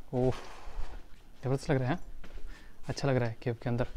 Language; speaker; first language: Hindi; native; Hindi